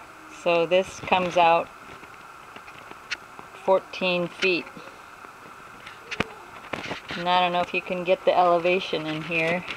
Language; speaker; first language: English; native; English